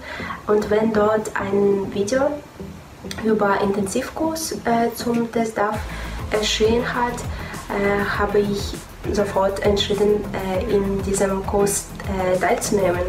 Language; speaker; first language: German; non-native, fluent; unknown